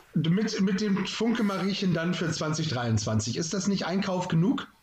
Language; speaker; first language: German; native; German